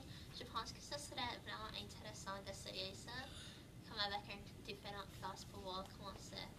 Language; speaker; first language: French; non-native, fluent; English